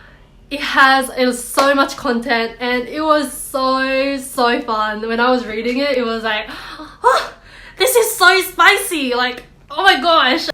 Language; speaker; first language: English; non-native, fluent; Korean